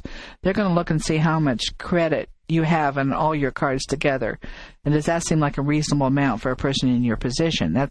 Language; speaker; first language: English; native; English